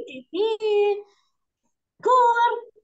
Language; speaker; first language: French; non-native, learner; Arabic